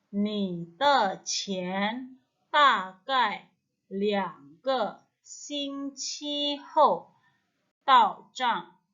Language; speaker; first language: Chinese; non-native, fluent; Indonesian